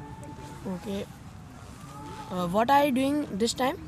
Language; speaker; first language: English; non-native, learner; Hindi